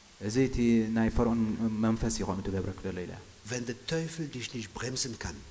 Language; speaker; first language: German; non-native, fluent; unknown